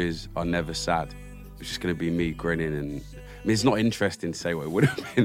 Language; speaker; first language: English; native; English